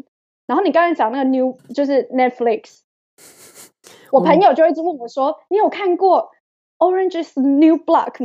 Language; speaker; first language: Chinese; native; Chinese